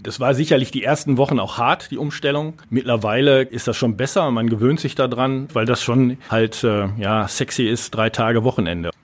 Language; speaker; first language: German; native; German